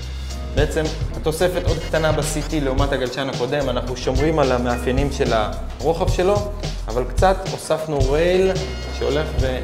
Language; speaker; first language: Hebrew; native; Hebrew